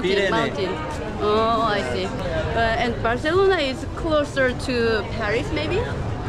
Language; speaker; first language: English; non-native, learner; Korean